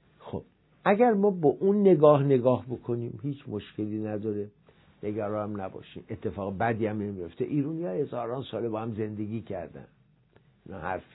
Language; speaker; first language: Persian; native; Persian